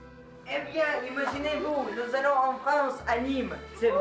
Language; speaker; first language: French; non-native, learner; Russian